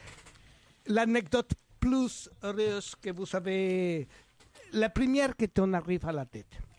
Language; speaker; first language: French; non-native, fluent; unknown